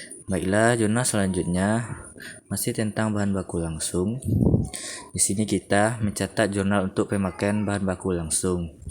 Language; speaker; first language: Indonesian; native; Indonesian